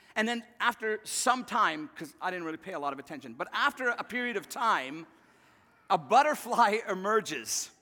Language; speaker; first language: English; native; English